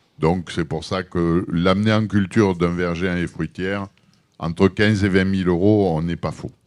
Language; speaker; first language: French; native; French